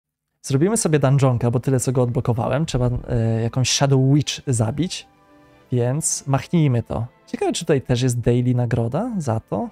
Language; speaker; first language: Polish; native; Polish